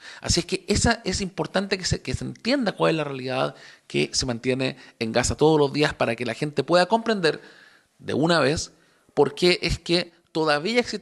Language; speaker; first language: Spanish; native; Spanish